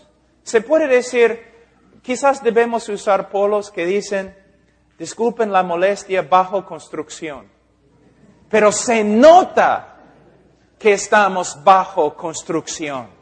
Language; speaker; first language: Spanish; non-native, fluent; English